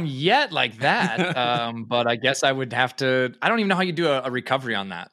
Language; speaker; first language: English; native; English